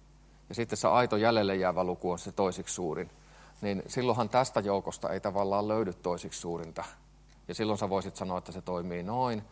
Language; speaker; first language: Finnish; native; Finnish